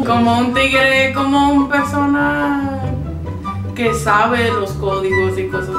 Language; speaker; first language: Spanish; non-native, fluent; English